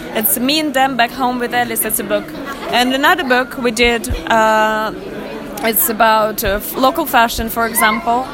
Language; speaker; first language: English; non-native, fluent; Russian